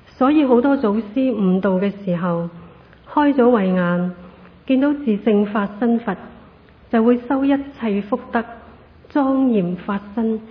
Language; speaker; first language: Chinese; non-native, local second language; Cantonese